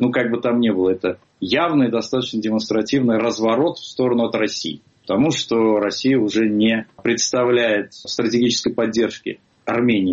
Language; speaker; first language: Russian; native; Russian